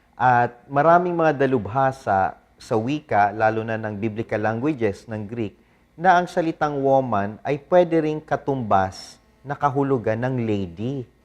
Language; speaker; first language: Filipino; non-native, local second language; Bikol